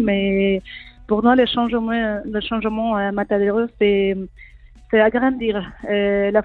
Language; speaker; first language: French; non-native, learner; Spanish